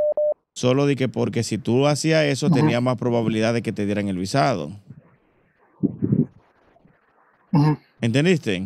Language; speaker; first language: Spanish; native; Spanish